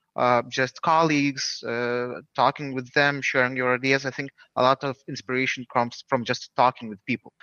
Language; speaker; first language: English; non-native, fluent; Lithuanian